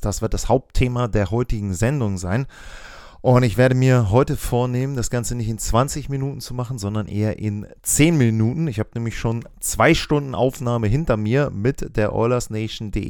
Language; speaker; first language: German; native; German